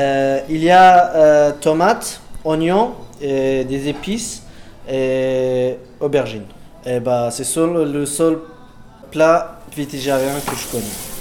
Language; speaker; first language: French; non-native, learner; Kurdish